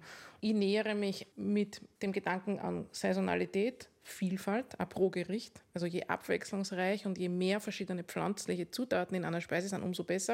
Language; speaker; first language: German; native; German